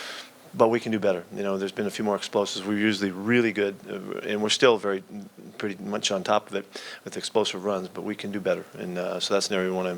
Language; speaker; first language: English; native; English